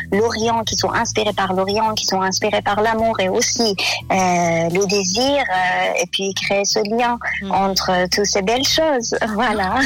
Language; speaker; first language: French; non-native, fluent; Persian